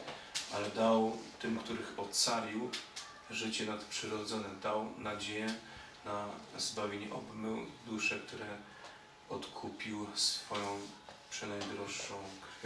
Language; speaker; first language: Polish; native; Polish